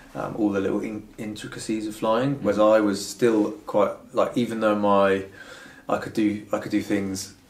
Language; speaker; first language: English; native; English